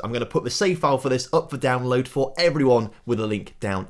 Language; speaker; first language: English; native; English